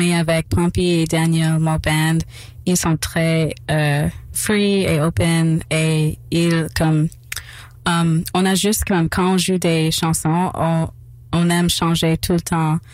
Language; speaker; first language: French; non-native, local second language; English